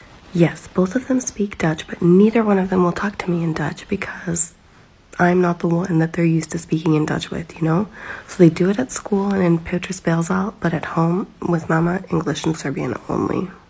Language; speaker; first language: English; native; English